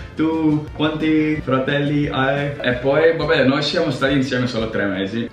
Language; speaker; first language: Italian; non-native, fluent; Russian